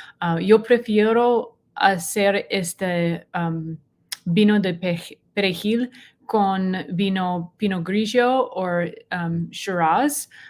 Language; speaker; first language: Spanish; non-native, learner; English